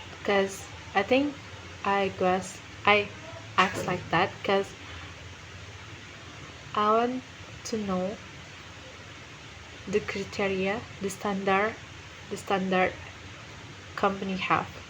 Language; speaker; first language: English; non-native, learner; Indonesian